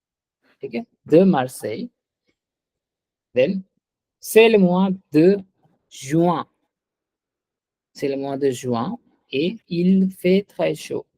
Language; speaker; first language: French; non-native, fluent; Hindi